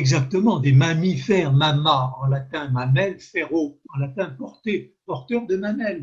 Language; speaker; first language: French; native; French